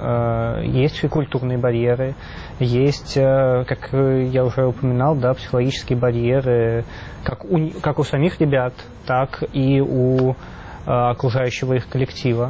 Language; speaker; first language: Russian; native; Russian